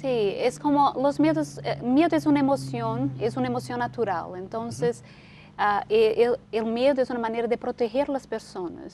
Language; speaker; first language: Spanish; non-native, fluent; Portuguese